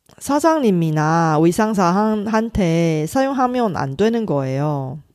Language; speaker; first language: Korean; non-native, fluent; Chinese